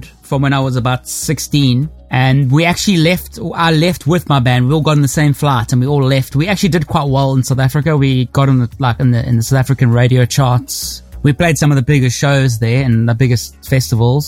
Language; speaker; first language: English; native; English